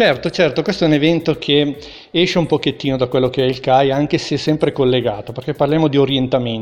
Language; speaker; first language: Italian; native; Italian